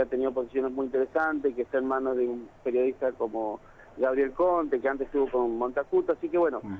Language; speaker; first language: Spanish; native; Spanish